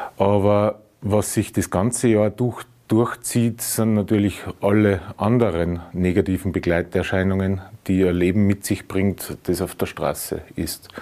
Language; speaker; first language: German; native; German